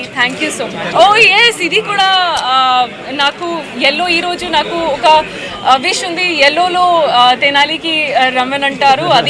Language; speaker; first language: Telugu; non-native, learner; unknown